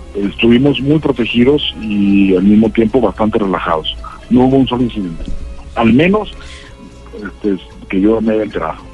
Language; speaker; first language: Spanish; native; Spanish